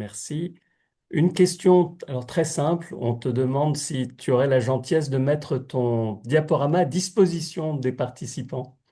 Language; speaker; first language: French; native; French